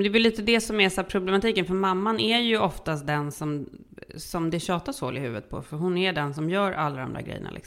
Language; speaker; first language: Swedish; native; Swedish